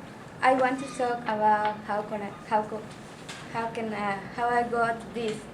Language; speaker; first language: English; non-native, learner; Spanish